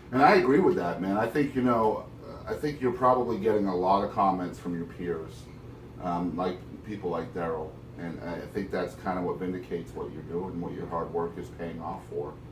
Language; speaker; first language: English; native; English